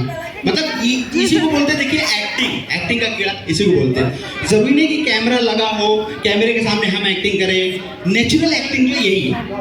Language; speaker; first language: Hindi; native; Hindi